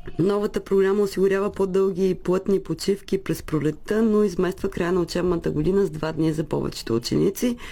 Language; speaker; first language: Bulgarian; native; Bulgarian